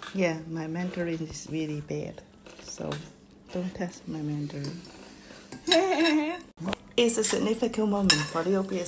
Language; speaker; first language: English; non-native, learner; Cantonese